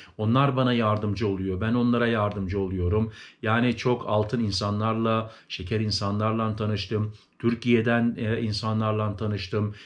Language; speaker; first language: Turkish; early bilingual, heritage; Turkish